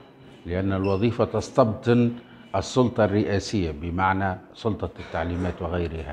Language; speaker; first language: Arabic; native; Arabic